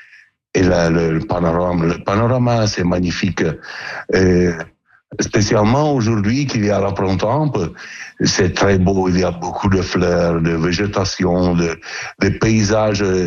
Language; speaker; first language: French; non-native, learner; Italian